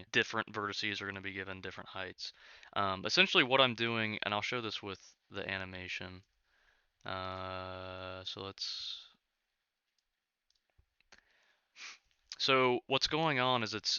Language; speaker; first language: English; native; English